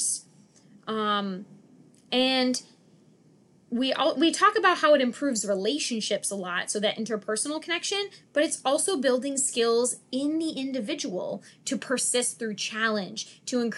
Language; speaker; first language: English; native; English